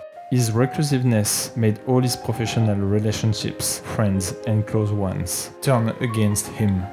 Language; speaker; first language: English; non-native, fluent; French